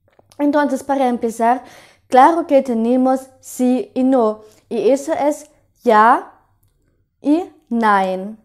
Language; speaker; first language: Spanish; non-native, fluent; German